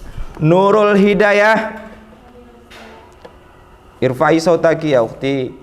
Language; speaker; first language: Arabic; non-native, fluent; Indonesian